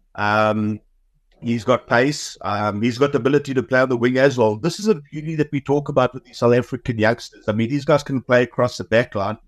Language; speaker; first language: English; native; English